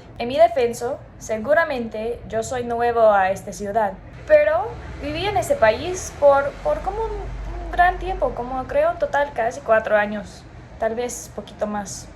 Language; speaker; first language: Spanish; non-native, learner; English